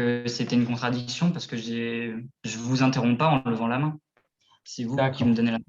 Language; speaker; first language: French; native; French